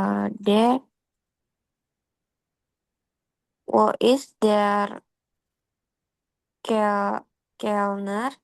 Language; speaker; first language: German; non-native, learner; Indonesian